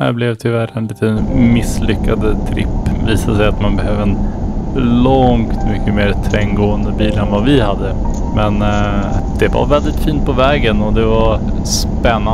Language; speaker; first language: Swedish; native; Swedish